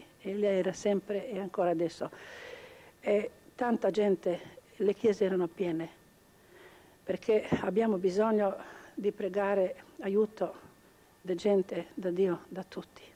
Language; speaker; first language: Italian; non-native, local second language; Croatian